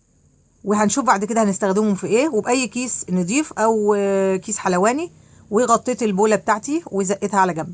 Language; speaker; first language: Arabic; native; Arabic